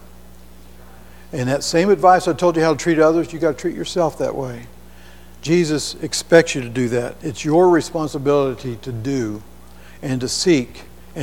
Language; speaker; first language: English; native; English